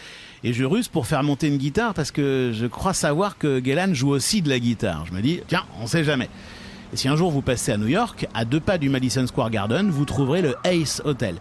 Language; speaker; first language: French; native; French